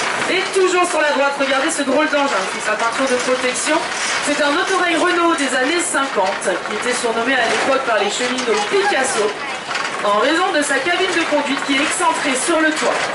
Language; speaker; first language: French; native; French